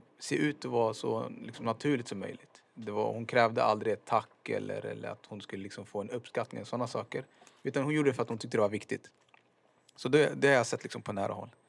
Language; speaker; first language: Swedish; early bilingual, other home language; Arabic